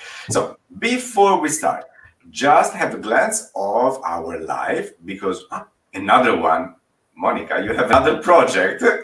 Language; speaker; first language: English; non-native, fluent; Italian